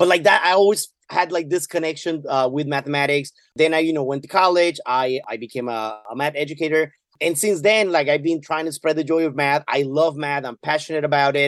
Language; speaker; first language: English; non-native, fluent; Spanish